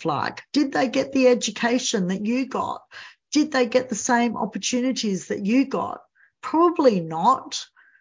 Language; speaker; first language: English; native; English